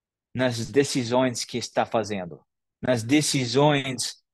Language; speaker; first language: Portuguese; non-native, fluent; English